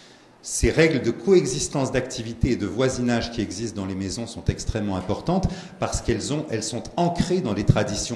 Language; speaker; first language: French; native; French